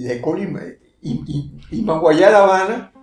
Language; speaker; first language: French; non-native, fluent; Spanish